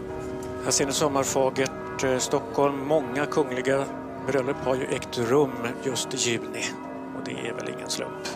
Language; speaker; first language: Swedish; native; Swedish